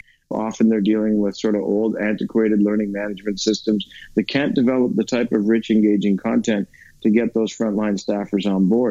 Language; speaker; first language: English; native; English